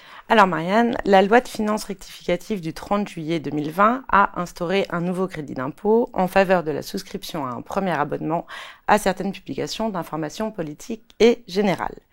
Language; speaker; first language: French; native; French